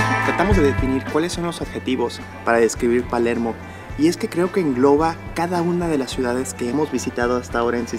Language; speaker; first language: Spanish; native; Spanish